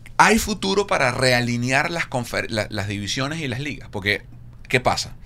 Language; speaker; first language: Spanish; native; Spanish